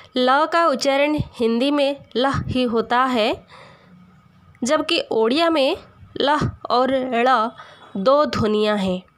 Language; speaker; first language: Hindi; non-native, local second language; Odia